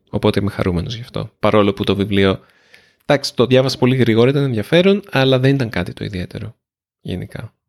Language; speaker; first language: Greek; native; Greek